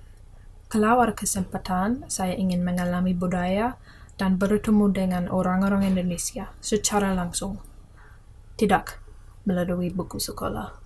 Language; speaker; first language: Indonesian; non-native, learner; English